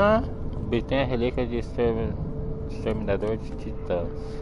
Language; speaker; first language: Portuguese; native; Portuguese